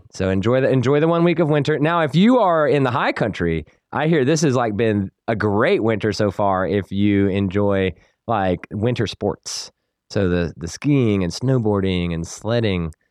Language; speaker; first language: English; native; English